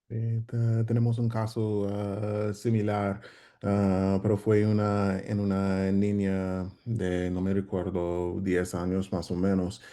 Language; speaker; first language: Spanish; non-native, learner; English